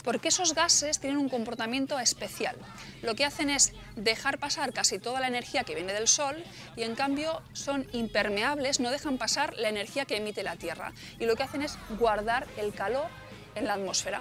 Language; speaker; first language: Spanish; native; Spanish